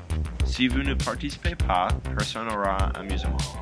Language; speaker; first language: French; non-native, learner; English